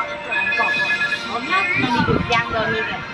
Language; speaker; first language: Chinese; native; Chinese